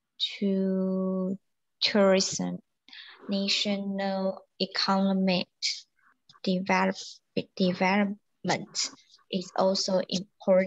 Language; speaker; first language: English; non-native, learner; Chinese